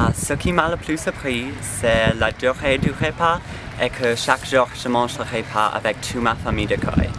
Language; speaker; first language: French; non-native, fluent; English